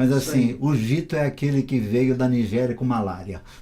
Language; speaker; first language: Portuguese; native; Portuguese